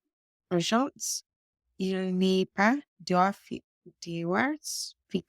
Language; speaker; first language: French; non-native, learner; English